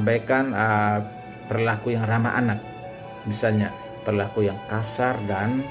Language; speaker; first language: Indonesian; native; Indonesian